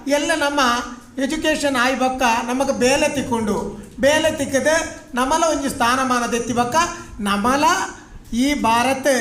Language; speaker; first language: Kannada; non-native, local second language; Tulu